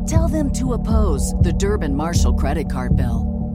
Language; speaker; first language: English; non-native, fluent; Portuguese